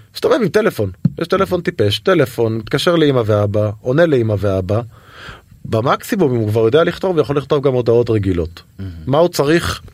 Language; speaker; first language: Hebrew; native; Hebrew